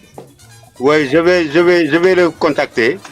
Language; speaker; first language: French; non-native, local second language; Wolof